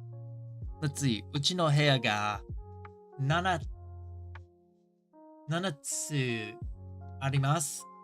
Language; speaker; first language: Japanese; non-native, learner; English